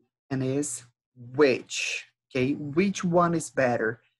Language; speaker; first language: English; non-native, fluent; Portuguese